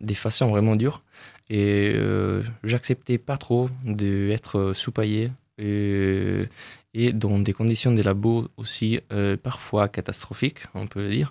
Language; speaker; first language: French; non-native, fluent; Italian